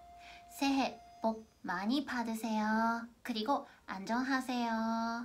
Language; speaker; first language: Korean; non-native, fluent; Japanese